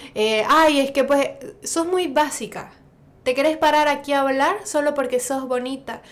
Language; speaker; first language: Spanish; native; Spanish